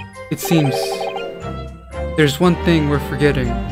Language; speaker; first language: English; native; English